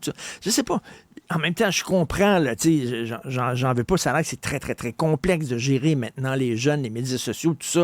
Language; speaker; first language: French; native; French